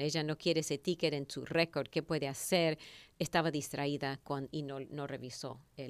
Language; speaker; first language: Spanish; native; Spanish